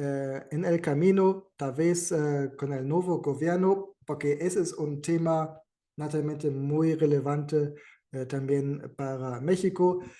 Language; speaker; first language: Spanish; non-native, fluent; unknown